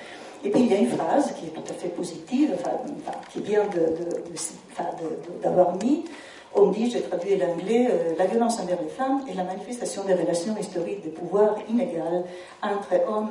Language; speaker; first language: French; non-native, fluent; Italian